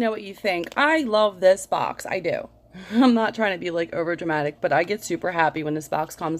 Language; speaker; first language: English; native; English